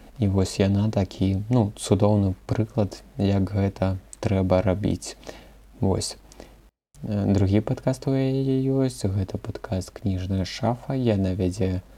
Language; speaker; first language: Belarusian; non-native, local second language; Russian